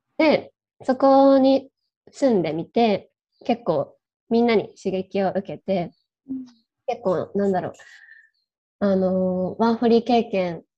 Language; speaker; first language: Japanese; native; Japanese